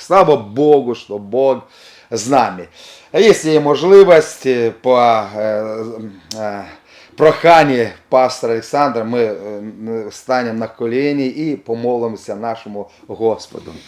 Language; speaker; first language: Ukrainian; non-native, local second language; Russian